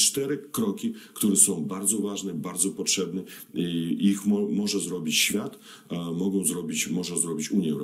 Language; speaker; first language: Polish; non-native, fluent; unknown